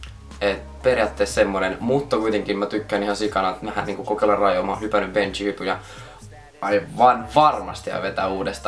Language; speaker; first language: Finnish; native; Finnish